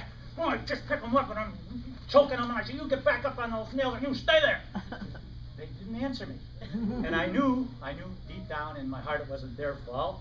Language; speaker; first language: English; native; English